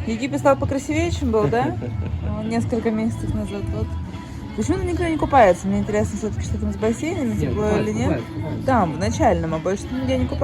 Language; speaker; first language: Russian; native; Russian